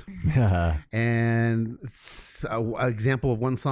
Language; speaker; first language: English; native; English